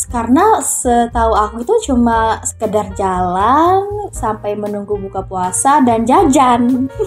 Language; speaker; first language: Indonesian; native; Indonesian